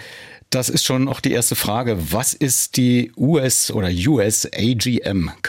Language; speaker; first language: German; native; German